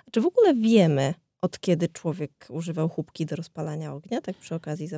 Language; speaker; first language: Polish; native; Polish